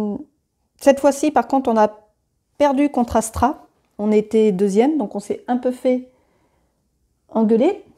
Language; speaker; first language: French; native; French